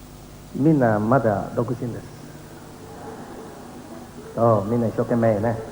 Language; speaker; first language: Japanese; non-native, learner; Spanish